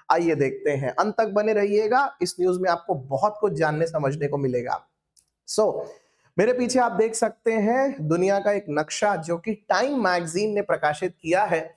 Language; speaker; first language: Hindi; non-native, local second language; Marathi